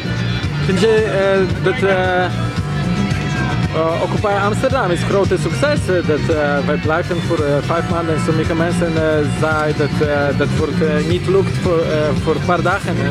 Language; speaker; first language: Dutch; non-native, learner; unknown